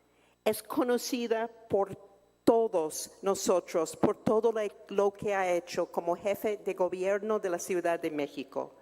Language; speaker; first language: Spanish; non-native, fluent; English